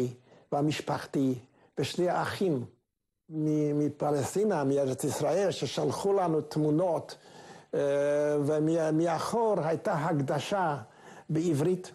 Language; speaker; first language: Hebrew; non-native, fluent; Hungarian